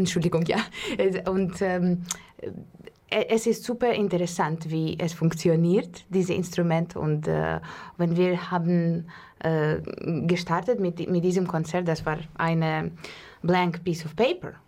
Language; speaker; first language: German; non-native, fluent; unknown